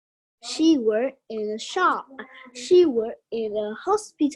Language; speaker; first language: English; non-native, learner; Vietnamese